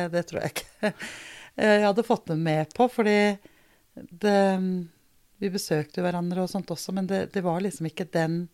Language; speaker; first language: Norwegian; early bilingual, other home language; Danish